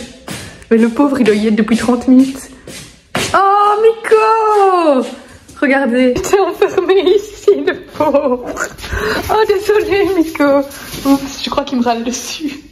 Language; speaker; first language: French; native; French